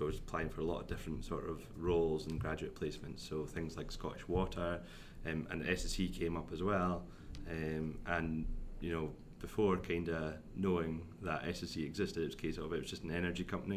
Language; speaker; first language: English; native; English